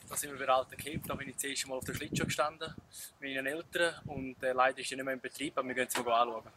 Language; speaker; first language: German; native; German